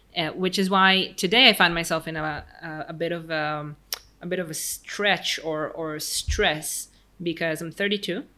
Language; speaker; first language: English; non-native, fluent; Hebrew